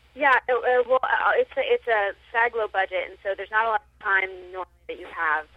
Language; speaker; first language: English; native; English